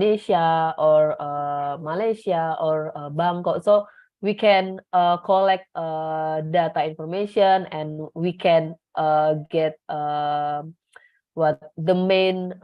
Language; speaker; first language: English; non-native, learner; Indonesian